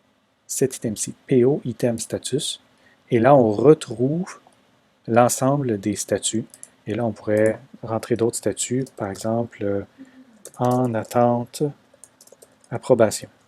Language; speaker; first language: French; native; French